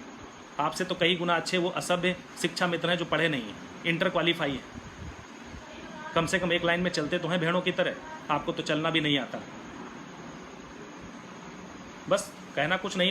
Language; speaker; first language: Hindi; native; Hindi